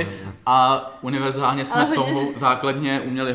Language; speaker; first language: Czech; native; Czech